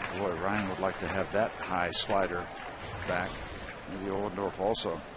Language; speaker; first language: English; native; English